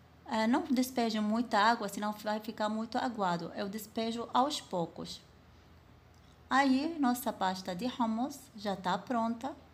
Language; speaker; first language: Portuguese; non-native, fluent; Arabic